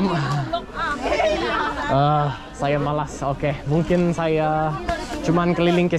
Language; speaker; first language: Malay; non-native, learner; English